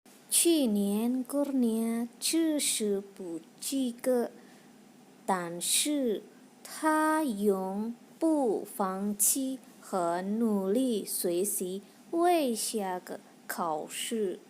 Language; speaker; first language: Chinese; non-native, learner; Indonesian